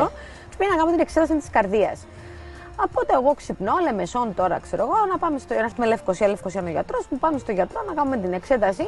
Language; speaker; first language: Greek; native; Greek